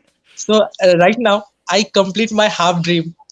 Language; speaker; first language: English; non-native, learner; Hindi